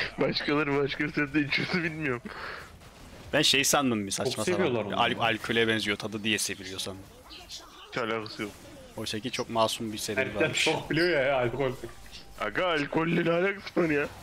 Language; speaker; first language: Turkish; native; Turkish